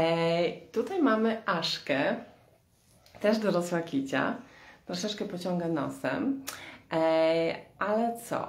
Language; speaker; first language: Polish; native; Polish